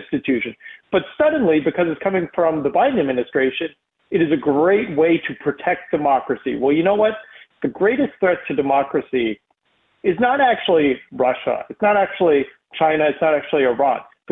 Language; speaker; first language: English; native; English